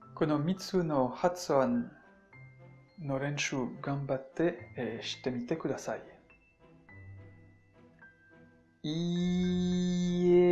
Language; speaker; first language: Japanese; non-native, fluent; French